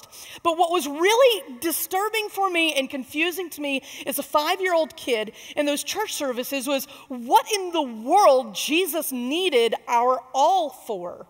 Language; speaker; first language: English; native; English